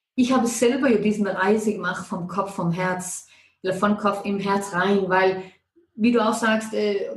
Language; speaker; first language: German; non-native, fluent; Danish